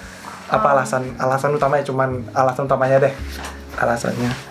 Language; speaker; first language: Indonesian; native; Indonesian